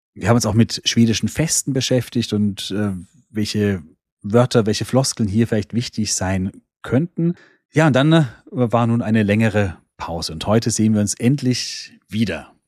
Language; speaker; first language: German; native; German